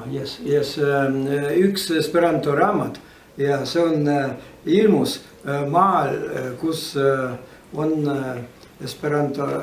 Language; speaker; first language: Estonian; non-native, learner; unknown